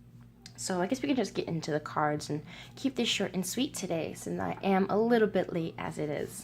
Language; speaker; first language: English; native; English